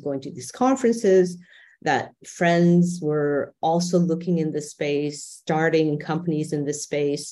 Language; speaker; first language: English; native; English